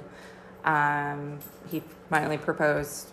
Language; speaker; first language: English; native; English